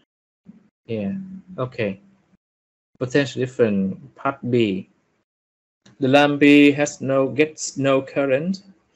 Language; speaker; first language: English; non-native, fluent; Vietnamese